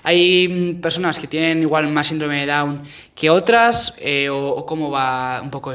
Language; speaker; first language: Spanish; native; Spanish